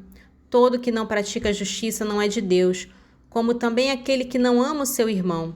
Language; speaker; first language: Portuguese; native; Portuguese